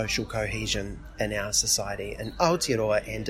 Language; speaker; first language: English; native; English